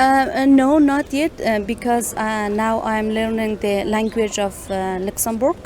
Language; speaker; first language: English; non-native, learner; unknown